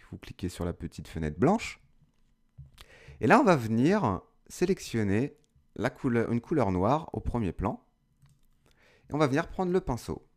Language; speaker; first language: French; native; French